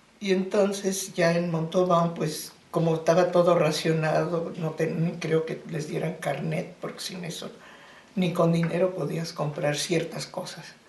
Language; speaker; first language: Spanish; early bilingual, other home language; German